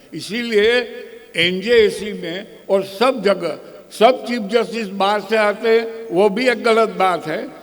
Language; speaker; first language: Hindi; non-native, local second language; Gujarati